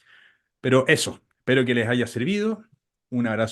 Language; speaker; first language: Spanish; native; Spanish